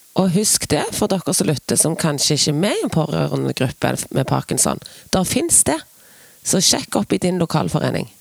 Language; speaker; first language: Norwegian; native; Norwegian